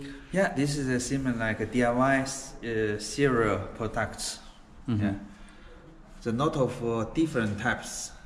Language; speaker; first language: English; non-native, learner; Chinese